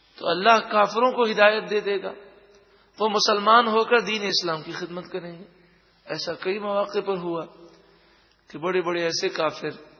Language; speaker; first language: Urdu; native; Urdu